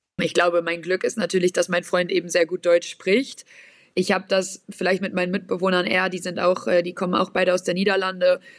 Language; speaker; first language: German; native; German